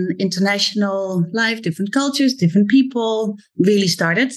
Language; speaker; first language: English; non-native, fluent; Dutch